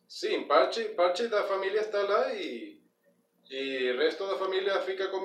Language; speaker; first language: Portuguese; non-native, learner; Spanish